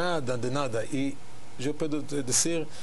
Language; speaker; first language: Spanish; non-native, learner; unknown